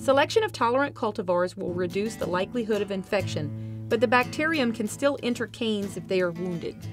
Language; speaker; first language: English; native; English